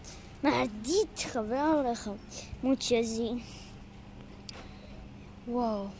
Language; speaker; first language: Dutch; non-native, learner; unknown